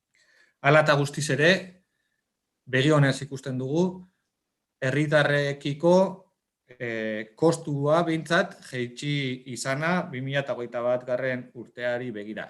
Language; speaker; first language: Basque; native; Basque